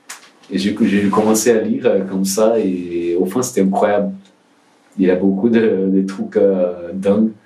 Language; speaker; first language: French; non-native, learner; Portuguese